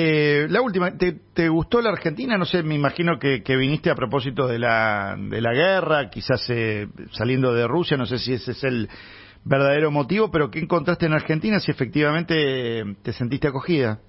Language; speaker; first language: Spanish; native; Spanish